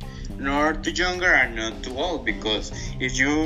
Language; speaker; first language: English; non-native, learner; Spanish